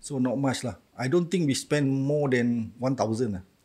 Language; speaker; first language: English; non-native, local second language; Malay